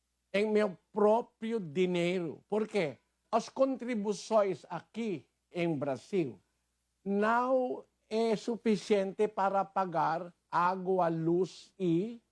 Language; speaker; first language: Portuguese; non-native, learner; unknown